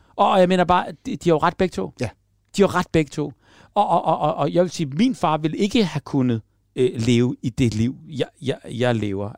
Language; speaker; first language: Danish; native; Danish